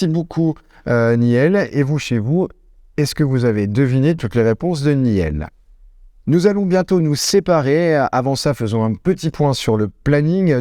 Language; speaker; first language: French; native; French